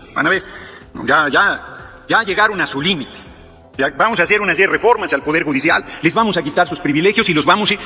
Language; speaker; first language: Spanish; native; Spanish